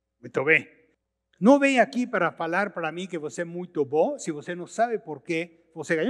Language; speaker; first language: Portuguese; non-native, learner; Spanish